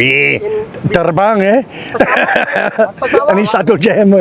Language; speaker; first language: Indonesian; non-native, learner; English